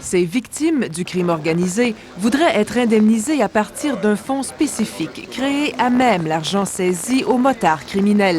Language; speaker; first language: French; native; French